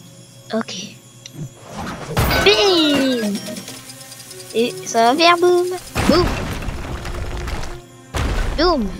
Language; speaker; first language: French; native; French